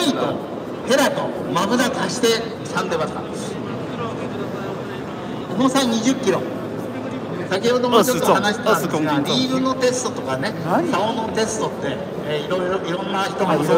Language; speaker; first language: Japanese; native; Japanese